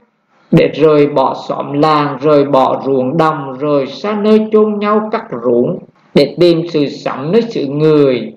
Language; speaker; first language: Vietnamese; native; Vietnamese